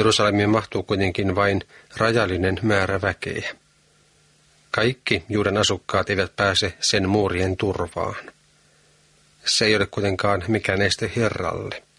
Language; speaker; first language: Finnish; native; Finnish